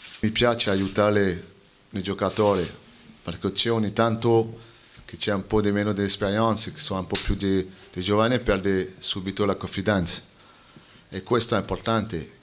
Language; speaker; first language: Italian; non-native, fluent; French